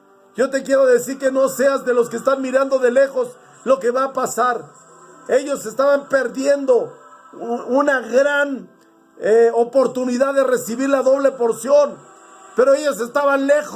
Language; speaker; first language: Spanish; native; Spanish